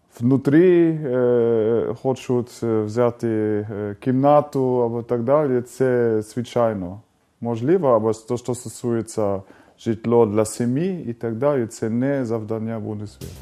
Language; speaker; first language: Ukrainian; non-native, fluent; German